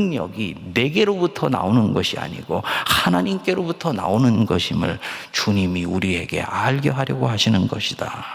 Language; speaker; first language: Korean; native; Korean